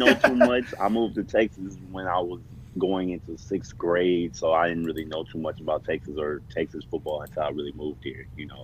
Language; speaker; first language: English; native; English